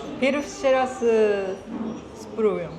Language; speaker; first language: Polish; non-native, learner; Japanese